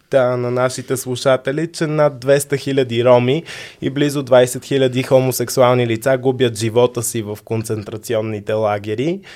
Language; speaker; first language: Bulgarian; native; Bulgarian